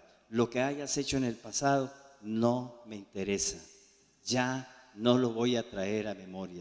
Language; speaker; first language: Spanish; native; Spanish